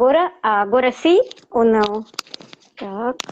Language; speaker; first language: Portuguese; non-native, fluent; Russian